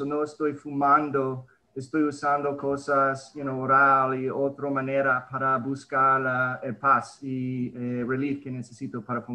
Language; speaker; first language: Spanish; early bilingual, heritage; English